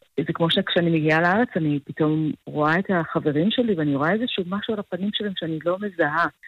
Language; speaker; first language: Hebrew; native; Hebrew